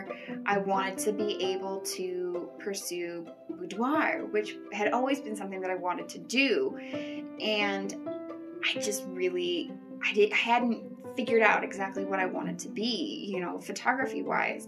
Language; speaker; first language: English; native; English